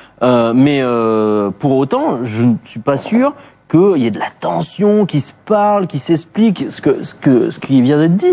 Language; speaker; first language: French; native; French